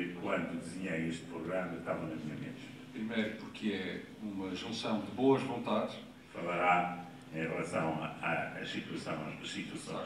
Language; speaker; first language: Portuguese; native; Portuguese